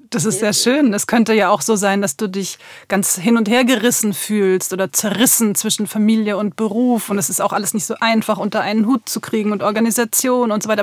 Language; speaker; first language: German; native; German